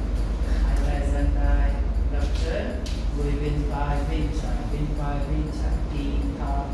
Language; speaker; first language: Vietnamese; non-native, learner; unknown